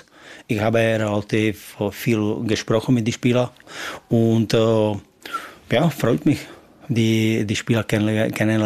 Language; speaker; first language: German; non-native, learner; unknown